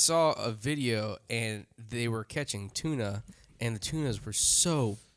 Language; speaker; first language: English; native; English